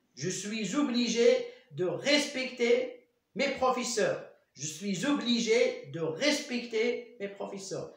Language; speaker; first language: French; non-native, local second language; Arabic